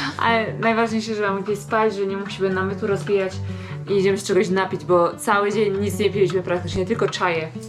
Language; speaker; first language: Polish; native; Polish